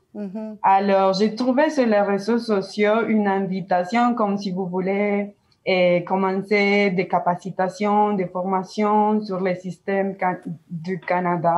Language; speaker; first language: French; non-native, learner; Spanish